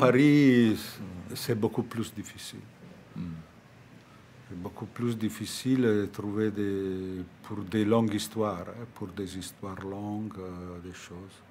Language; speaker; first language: French; non-native, fluent; Italian